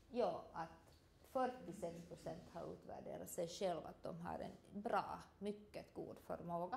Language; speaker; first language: Swedish; native; Swedish